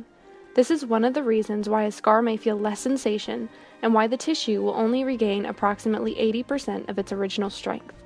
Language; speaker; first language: English; native; English